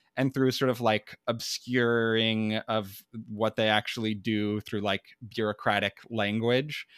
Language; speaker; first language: English; native; English